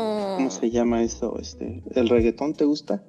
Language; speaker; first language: Spanish; non-native, fluent; English